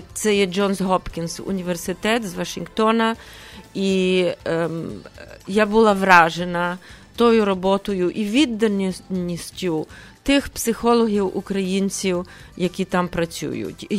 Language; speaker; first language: Ukrainian; early bilingual, heritage; Ukrainian